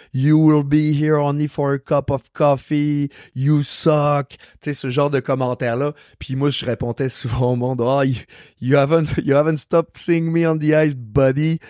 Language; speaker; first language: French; native; French